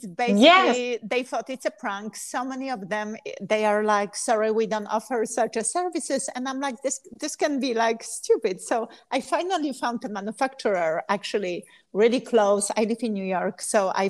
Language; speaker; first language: English; non-native, fluent; Polish